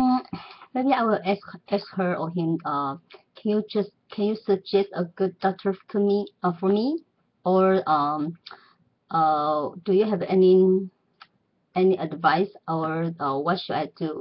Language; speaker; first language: English; non-native, learner; Chinese